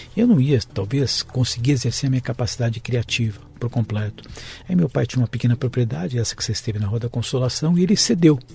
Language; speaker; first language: Portuguese; native; Portuguese